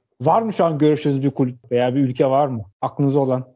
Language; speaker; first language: Turkish; native; Turkish